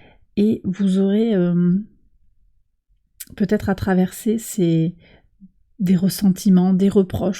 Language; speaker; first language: French; native; French